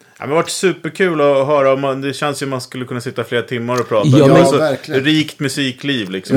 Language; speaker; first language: Swedish; native; Swedish